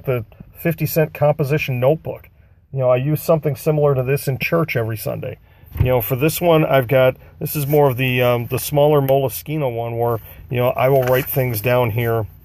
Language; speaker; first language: English; native; English